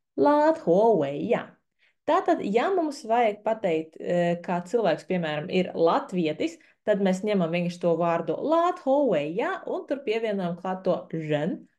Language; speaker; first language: Latvian; non-native, local second language; Russian